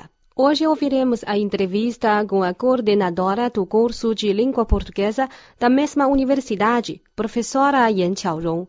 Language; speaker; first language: Portuguese; non-native, fluent; Chinese